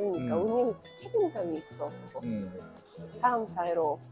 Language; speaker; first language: Korean; non-native, fluent; Arabic